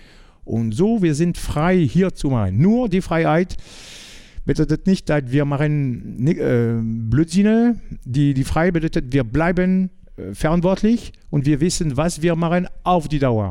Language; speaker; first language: German; non-native, learner; French